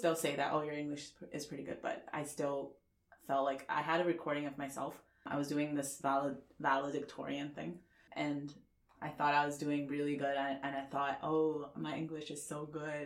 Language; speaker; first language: English; non-native, fluent; Chinese